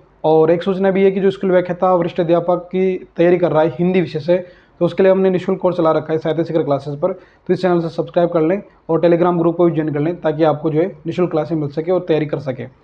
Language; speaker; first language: Hindi; native; Hindi